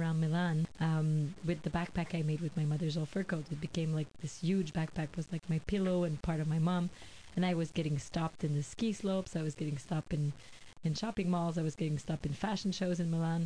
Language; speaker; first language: English; native; English